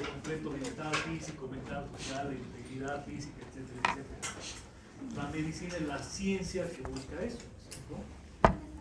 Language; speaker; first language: Spanish; native; Spanish